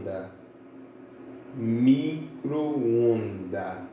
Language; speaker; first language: Portuguese; non-native, fluent; Haitian Creole